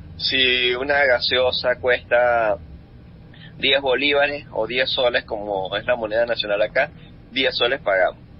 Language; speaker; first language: Spanish; native; Spanish